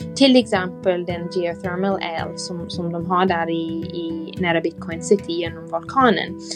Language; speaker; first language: Swedish; non-native, fluent; English